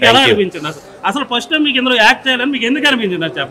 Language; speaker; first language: Telugu; native; Telugu